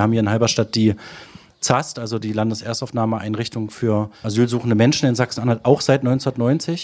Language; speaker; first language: German; native; German